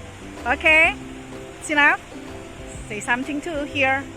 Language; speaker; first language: English; non-native, learner; Indonesian